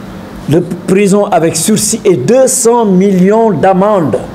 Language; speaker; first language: French; non-native, local second language; Wolof